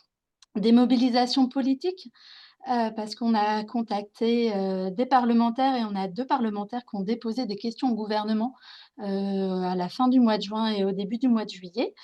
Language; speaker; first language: French; native; French